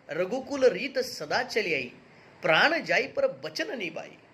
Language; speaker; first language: Hindi; non-native, local second language; Marathi